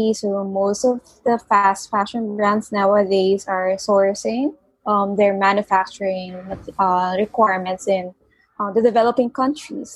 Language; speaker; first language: English; non-native, local second language; Filipino